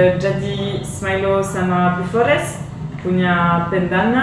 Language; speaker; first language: Indonesian; non-native, learner; French